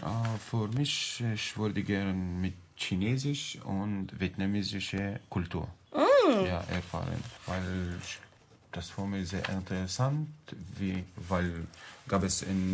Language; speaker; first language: German; non-native, learner; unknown